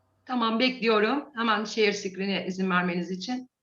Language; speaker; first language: Turkish; native; Turkish